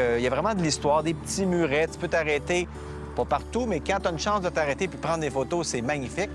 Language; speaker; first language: French; native; French